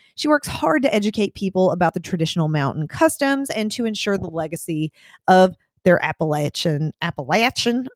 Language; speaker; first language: English; native; English